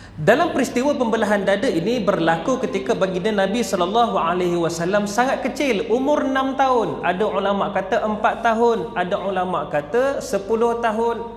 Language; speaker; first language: Malay; native; Malay